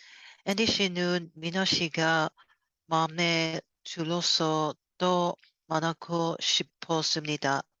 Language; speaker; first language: Korean; non-native, learner; Cantonese